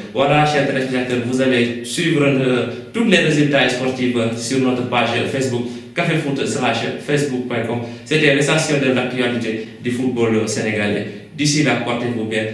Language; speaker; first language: French; non-native, local second language; Wolof